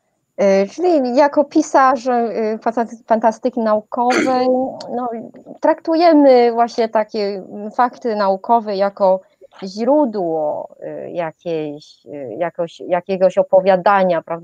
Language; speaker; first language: Polish; non-native, fluent; Chinese